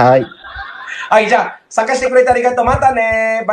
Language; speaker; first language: Japanese; non-native, fluent; Malay